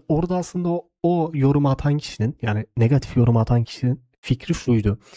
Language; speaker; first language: Turkish; native; Turkish